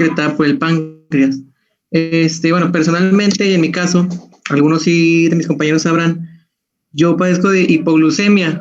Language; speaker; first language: Spanish; native; Spanish